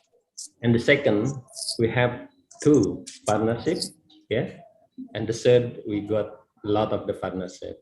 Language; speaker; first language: English; non-native, learner; Indonesian